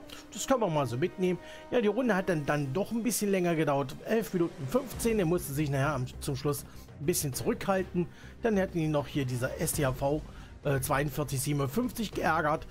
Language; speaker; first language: German; native; German